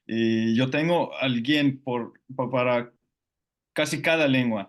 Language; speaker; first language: Spanish; non-native, fluent; Finnish